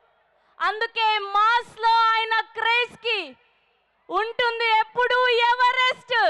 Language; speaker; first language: Telugu; native; Telugu